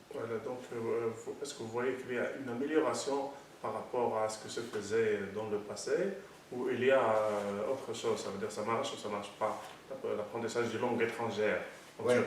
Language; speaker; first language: French; non-native, local second language; Arabic